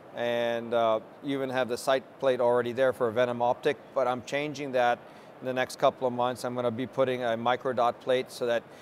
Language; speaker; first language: English; non-native, local second language; Filipino